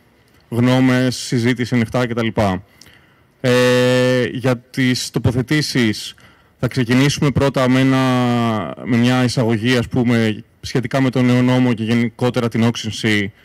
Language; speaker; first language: Greek; native; Greek